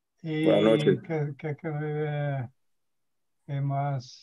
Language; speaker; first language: Spanish; non-native, learner; English